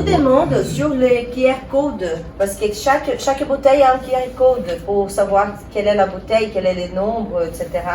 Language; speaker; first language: French; non-native, fluent; Portuguese